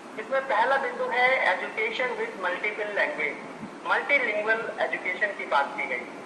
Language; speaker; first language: Hindi; native; Hindi